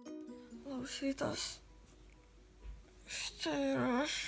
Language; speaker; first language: Lithuanian; native; Lithuanian